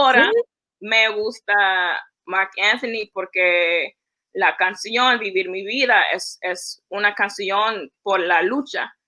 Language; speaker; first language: Spanish; early bilingual, heritage; English